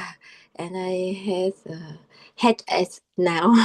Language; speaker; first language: English; non-native, learner; Japanese